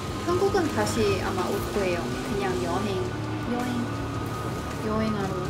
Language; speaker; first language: Korean; non-native, fluent; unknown